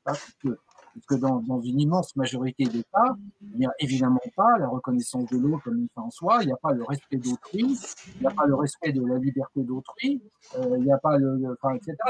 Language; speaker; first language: French; native; French